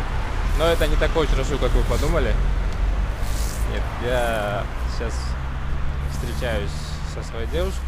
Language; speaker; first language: Russian; non-native, local second language; Uzbek